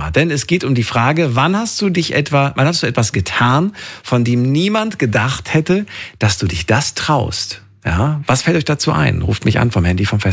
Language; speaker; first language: German; native; German